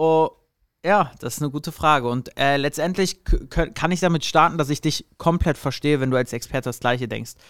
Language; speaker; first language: German; native; German